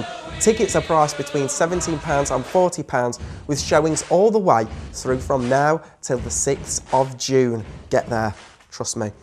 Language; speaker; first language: English; native; English